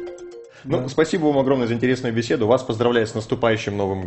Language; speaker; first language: Russian; native; Russian